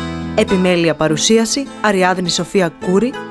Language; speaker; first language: Greek; native; Greek